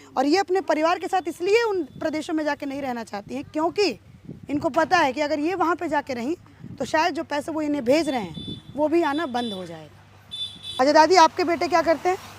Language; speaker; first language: Hindi; native; Hindi